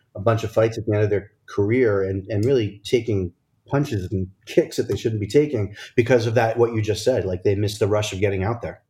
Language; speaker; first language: English; native; English